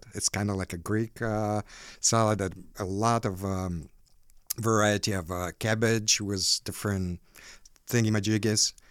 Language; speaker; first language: English; non-native, fluent; Ukrainian